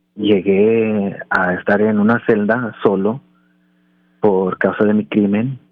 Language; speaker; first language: Spanish; early bilingual, heritage; Spanish